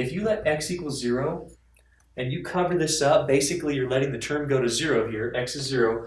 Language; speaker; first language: English; native; English